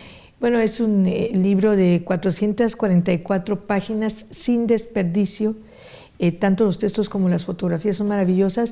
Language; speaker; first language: Spanish; native; Spanish